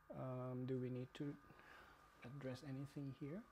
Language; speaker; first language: English; non-native, fluent; Thai